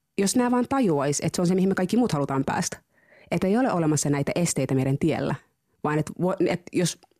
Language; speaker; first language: Finnish; early bilingual, other home language; Somali